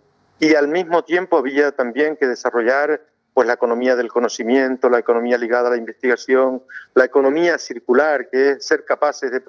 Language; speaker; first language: Spanish; native; Spanish